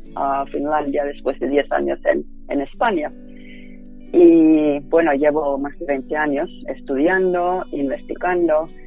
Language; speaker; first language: Spanish; non-native, fluent; Finnish